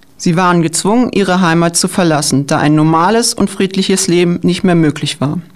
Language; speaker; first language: German; native; German